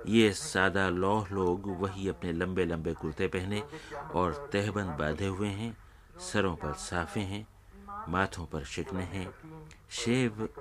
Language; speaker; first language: Urdu; native; Urdu